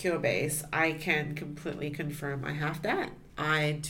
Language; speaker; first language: English; non-native, local second language; Chinese